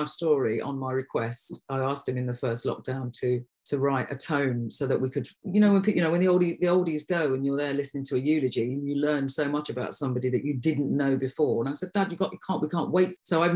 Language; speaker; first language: English; native; English